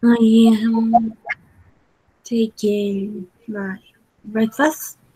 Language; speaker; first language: English; non-native, learner; Spanish